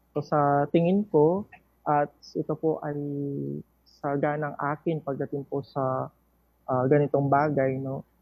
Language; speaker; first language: Filipino; non-native, local second language; Pampanga